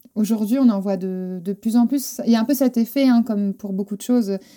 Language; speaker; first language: French; non-native, fluent; Spanish